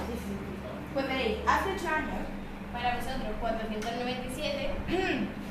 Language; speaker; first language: Spanish; native; Spanish